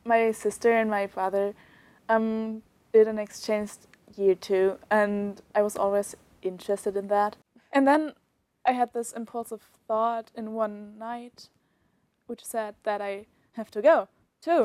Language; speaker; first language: English; non-native, fluent; German